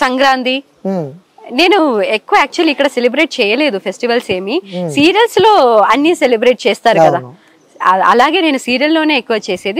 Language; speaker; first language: Telugu; non-native, fluent; Malayalam